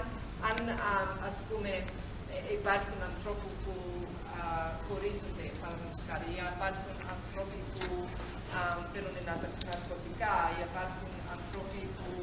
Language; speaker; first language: Greek; early bilingual, heritage; Greek